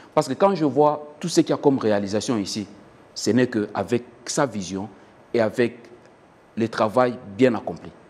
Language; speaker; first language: French; non-native, local second language; Swahili